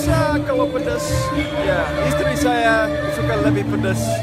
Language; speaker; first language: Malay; non-native, fluent; English